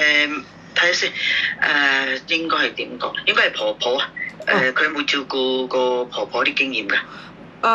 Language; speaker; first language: Cantonese; native; Cantonese